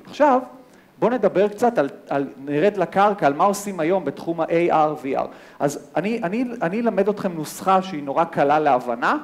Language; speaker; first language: Hebrew; native; Hebrew